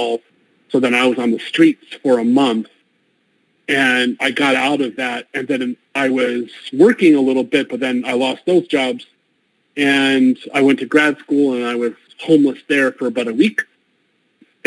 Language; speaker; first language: English; native; English